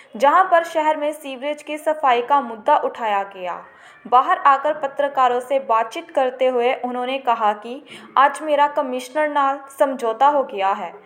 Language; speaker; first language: Hindi; non-native, local second language; Punjabi